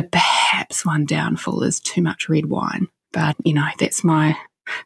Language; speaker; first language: English; native; English